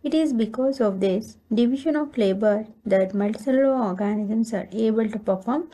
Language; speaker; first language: English; non-native, local second language; Kannada